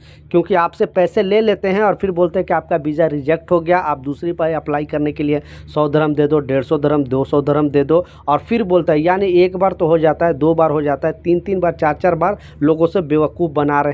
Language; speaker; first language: Hindi; native; Hindi